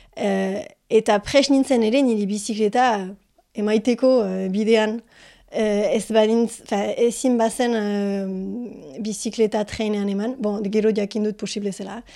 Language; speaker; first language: Basque; non-native, local second language; French